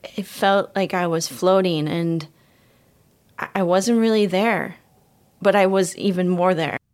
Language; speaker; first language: English; native; English